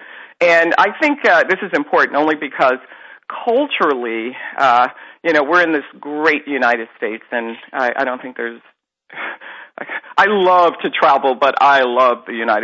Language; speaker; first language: English; native; English